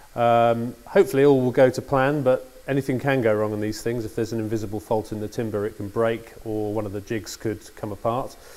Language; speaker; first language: English; native; English